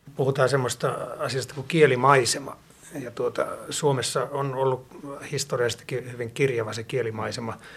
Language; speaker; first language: Finnish; native; Finnish